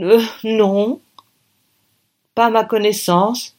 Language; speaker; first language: French; native; French